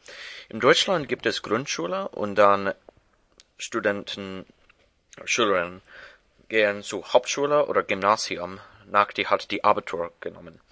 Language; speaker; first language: German; non-native, learner; English